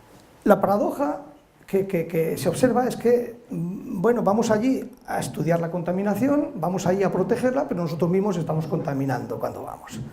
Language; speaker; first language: Spanish; native; Spanish